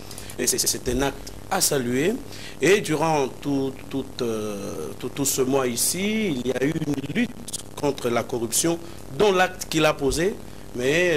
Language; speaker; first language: French; non-native, local second language; Lingala